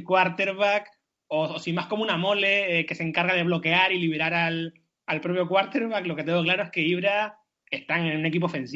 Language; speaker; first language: Spanish; native; Spanish